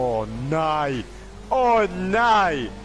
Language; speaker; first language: German; native; German